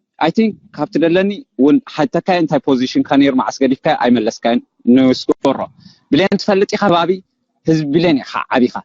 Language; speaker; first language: Tigrinya; native; Tigrinya